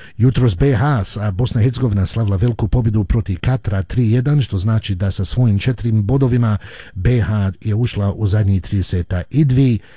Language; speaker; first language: Croatian; early bilingual, heritage; Croatian